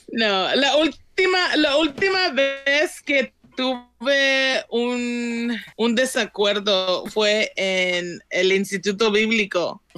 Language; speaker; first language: Spanish; early bilingual, other home language; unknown